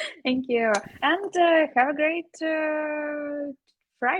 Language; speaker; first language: English; non-native, learner; Ukrainian